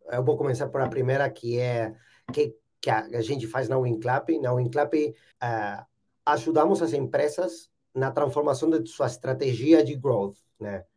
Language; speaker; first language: Portuguese; non-native, fluent; Spanish